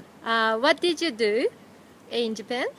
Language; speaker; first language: English; non-native, fluent; Japanese